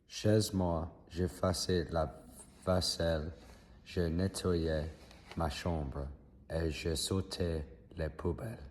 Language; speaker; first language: French; non-native, learner; English